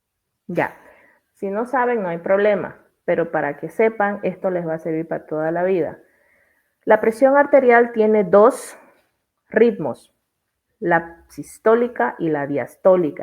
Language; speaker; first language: Spanish; native; Spanish